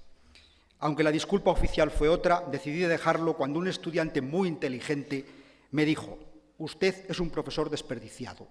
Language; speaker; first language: Spanish; native; Spanish